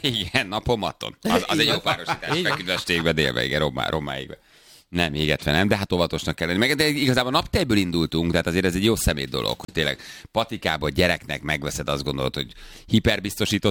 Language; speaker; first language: Hungarian; native; Hungarian